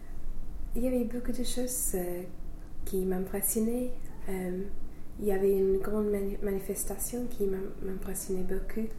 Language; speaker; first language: French; non-native, fluent; English